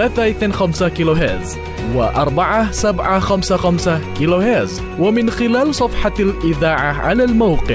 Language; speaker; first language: Arabic; non-native, fluent; Indonesian